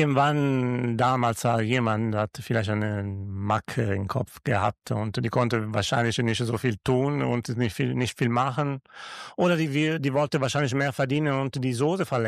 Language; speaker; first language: German; non-native, learner; Italian